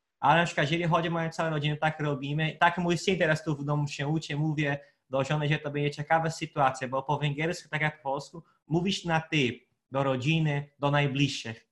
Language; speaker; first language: Polish; non-native, fluent; Portuguese